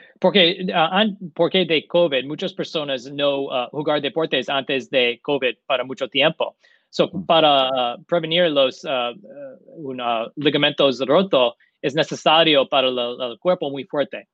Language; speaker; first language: Spanish; non-native, learner; English